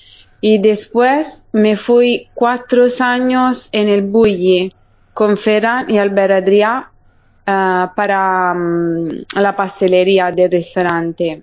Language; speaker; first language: Spanish; non-native, fluent; Italian